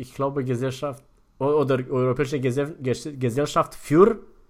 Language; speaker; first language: German; non-native, fluent; Romanian